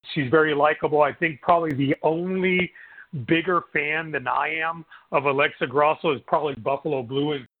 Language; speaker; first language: English; native; English